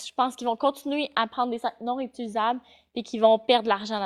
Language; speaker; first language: French; native; French